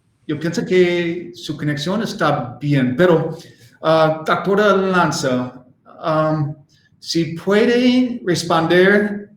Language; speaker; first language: Spanish; non-native, learner; English